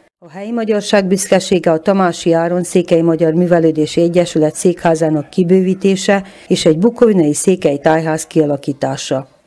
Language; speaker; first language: Hungarian; native; Hungarian